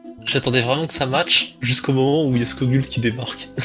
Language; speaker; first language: French; native; French